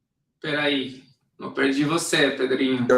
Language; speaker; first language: Portuguese; non-native, fluent; Hebrew